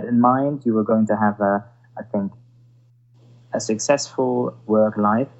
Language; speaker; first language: English; non-native, fluent; German